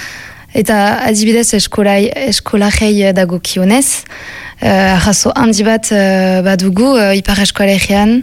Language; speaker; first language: Basque; non-native, local second language; French